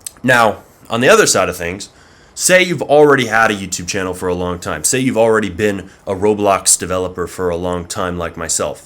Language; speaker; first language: English; native; English